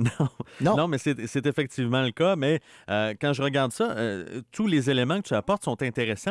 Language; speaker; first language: French; native; French